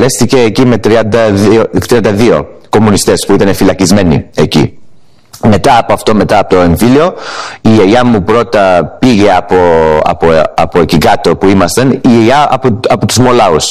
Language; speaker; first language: Greek; early bilingual, heritage; English